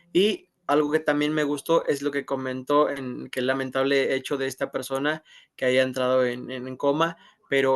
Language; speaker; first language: Spanish; native; Spanish